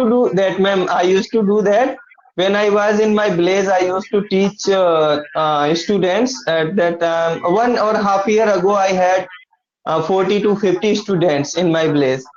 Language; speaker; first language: English; non-native, learner; Hindi